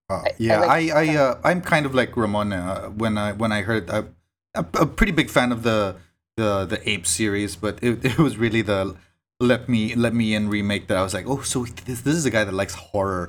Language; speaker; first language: English; non-native, local second language; Cebuano